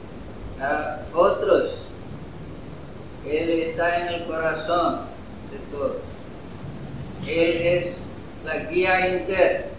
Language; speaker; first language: Spanish; non-native, fluent; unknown